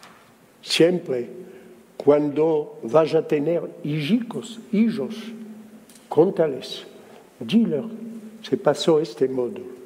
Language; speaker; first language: Spanish; early bilingual, heritage; Spanish